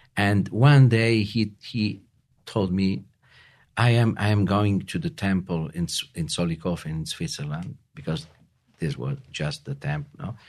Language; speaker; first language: English; non-native, learner; Italian